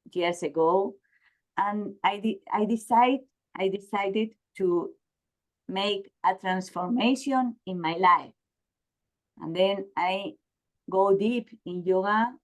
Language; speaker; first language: English; non-native, learner; Spanish